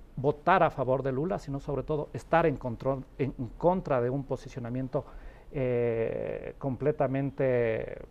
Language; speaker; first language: Spanish; native; Spanish